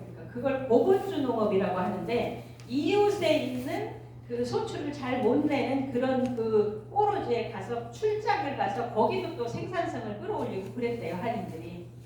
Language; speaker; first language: Korean; native; Korean